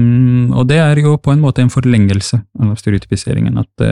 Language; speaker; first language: Norwegian; non-native, fluent; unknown